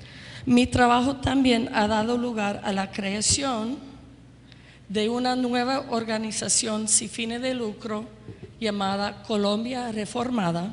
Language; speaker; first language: Spanish; non-native, fluent; English